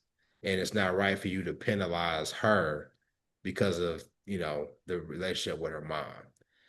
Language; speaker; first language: English; native; English